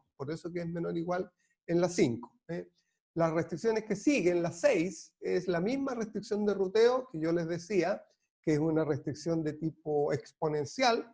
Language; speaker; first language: Spanish; native; Spanish